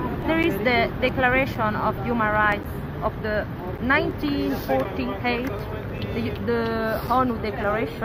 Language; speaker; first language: English; non-native, fluent; Italian